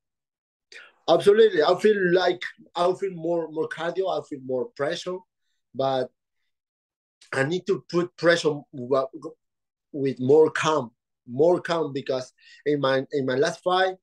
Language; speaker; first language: English; non-native, learner; Spanish